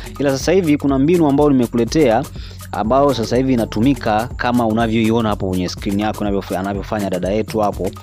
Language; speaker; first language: Swahili; native; Swahili